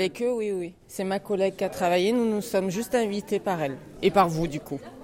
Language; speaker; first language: French; native; French